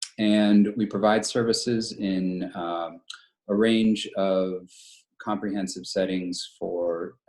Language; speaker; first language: English; native; English